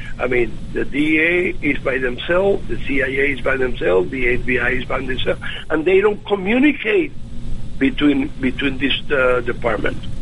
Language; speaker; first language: English; non-native, fluent; Spanish